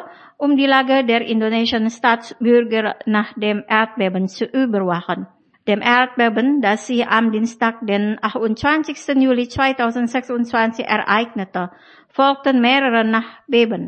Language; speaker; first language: German; non-native, fluent; Indonesian